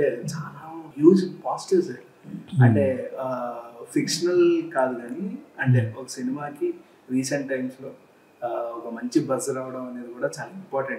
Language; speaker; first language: Telugu; native; Telugu